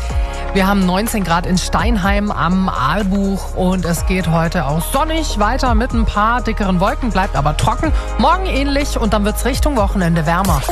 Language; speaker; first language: German; native; German